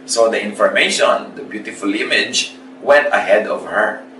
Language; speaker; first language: English; non-native, local second language; Filipino